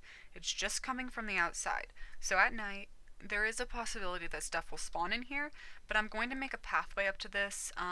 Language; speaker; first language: English; native; English